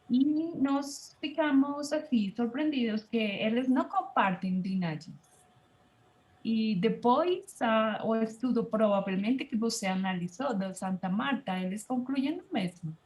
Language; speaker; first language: Portuguese; non-native, fluent; Spanish